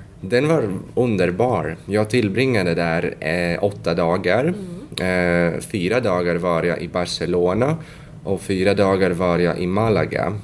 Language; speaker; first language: Swedish; non-native, fluent; Latvian